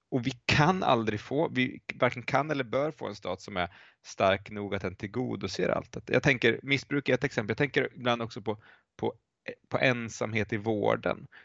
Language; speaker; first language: Swedish; native; Swedish